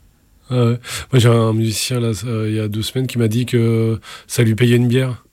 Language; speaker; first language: French; native; French